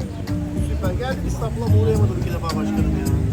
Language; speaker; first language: Turkish; native; Turkish